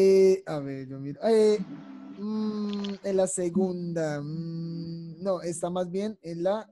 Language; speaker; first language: Spanish; native; Spanish